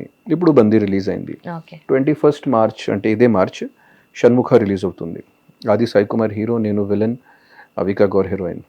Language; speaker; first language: Telugu; non-native, fluent; Hindi